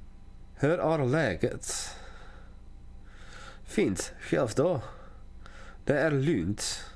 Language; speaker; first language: Swedish; non-native, learner; English